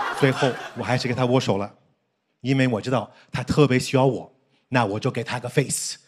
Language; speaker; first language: Chinese; early bilingual, heritage; Chinese